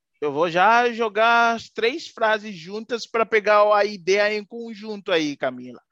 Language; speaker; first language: Portuguese; non-native, fluent; Haitian Creole